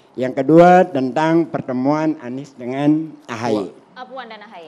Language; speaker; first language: Indonesian; native; Indonesian